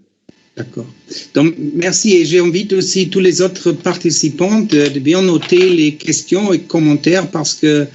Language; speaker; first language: French; non-native, fluent; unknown